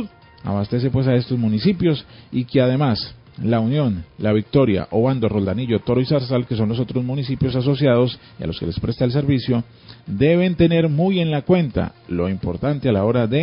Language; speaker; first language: Spanish; native; Spanish